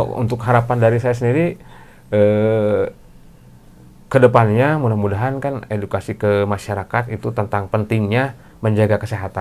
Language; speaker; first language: Indonesian; non-native, local second language; Sundanese